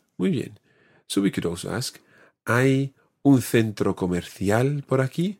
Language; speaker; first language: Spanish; non-native, fluent; English